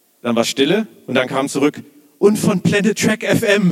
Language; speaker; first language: German; native; German